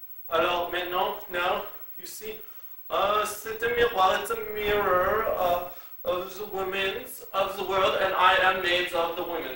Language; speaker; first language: English; native; English